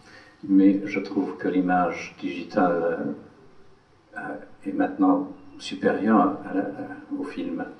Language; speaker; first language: French; non-native, fluent; English